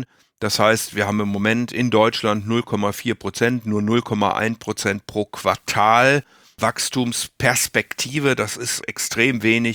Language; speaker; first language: German; native; German